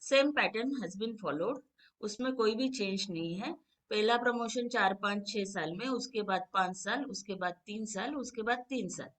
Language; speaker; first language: Hindi; non-native, local second language; Marathi